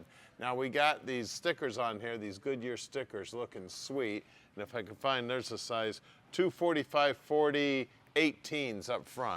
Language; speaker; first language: English; native; English